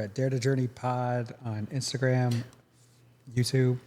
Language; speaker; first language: English; native; English